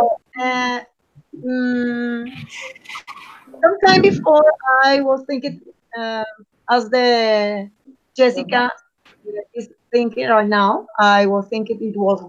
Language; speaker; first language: English; non-native, learner; Spanish